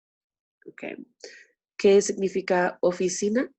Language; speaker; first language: Spanish; non-native, learner; English